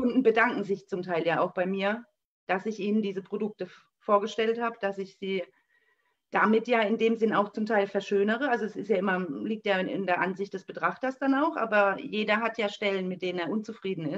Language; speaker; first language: German; native; German